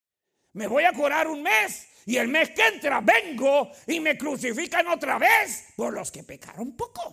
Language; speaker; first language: Spanish; native; Spanish